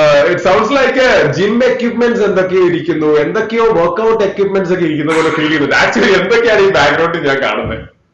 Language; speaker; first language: Malayalam; native; Malayalam